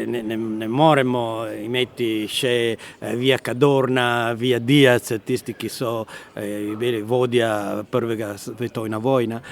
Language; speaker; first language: Slovenian; non-native, learner; Italian